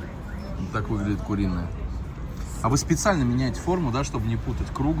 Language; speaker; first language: Russian; native; Russian